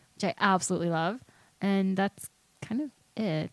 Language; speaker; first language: English; early bilingual, other home language; Spanish